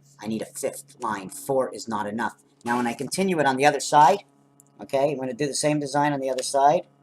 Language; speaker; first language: English; native; English